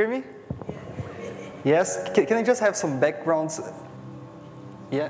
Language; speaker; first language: English; non-native, fluent; Portuguese